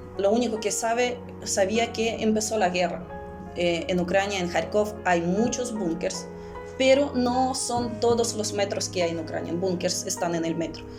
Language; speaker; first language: Spanish; early bilingual, other home language; Russian